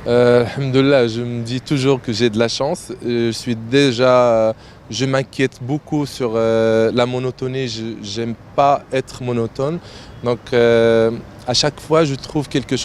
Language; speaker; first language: French; non-native, local second language; Arabic